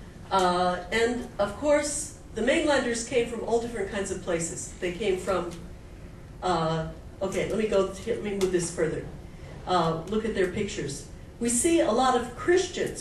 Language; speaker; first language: English; native; English